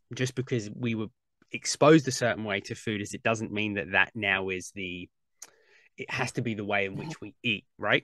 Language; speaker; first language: English; native; English